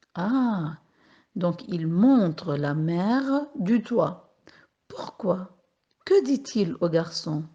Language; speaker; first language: French; non-native, local second language; Arabic